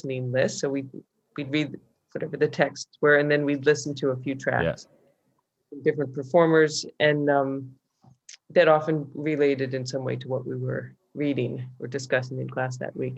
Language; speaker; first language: English; native; English